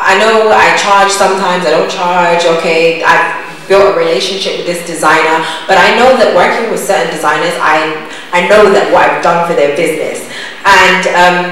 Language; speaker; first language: English; native; English